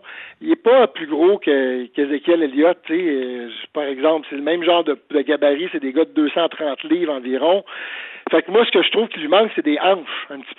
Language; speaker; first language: French; native; French